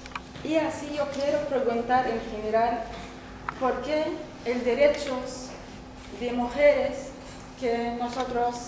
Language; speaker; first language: Spanish; non-native, learner; Arabic